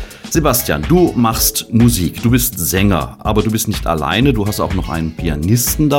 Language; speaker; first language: German; native; German